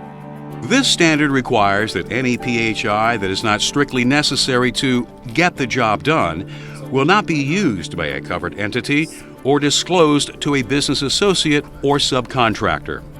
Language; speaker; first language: English; native; English